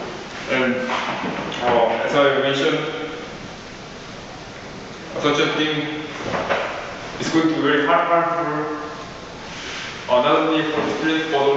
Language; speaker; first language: English; non-native, fluent; Korean